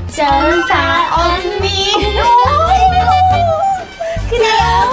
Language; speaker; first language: Korean; non-native, fluent; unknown